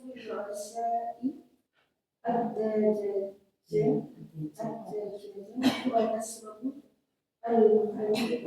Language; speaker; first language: Arabic; non-native, learner; Indonesian